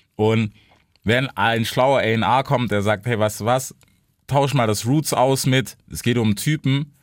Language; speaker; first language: German; non-native, fluent; English